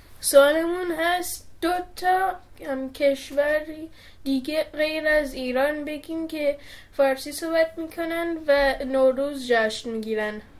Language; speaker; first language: Persian; early bilingual, heritage; Persian